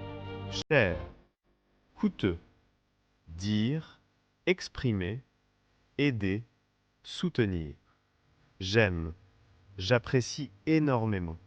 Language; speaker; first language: French; non-native, local second language; Malagasy